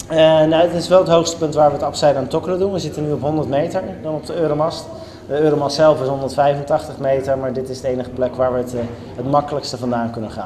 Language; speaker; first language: Dutch; native; Dutch